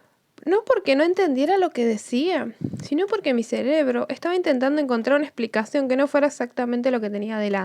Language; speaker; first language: Spanish; native; Spanish